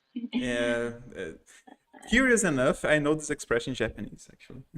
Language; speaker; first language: English; non-native, fluent; Portuguese